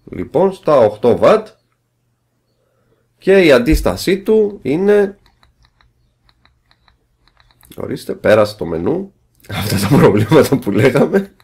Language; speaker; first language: Greek; native; Greek